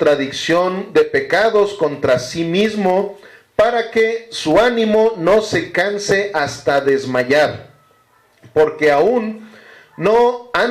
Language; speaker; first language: Spanish; native; Spanish